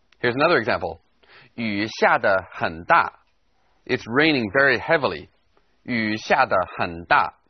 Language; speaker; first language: English; native; English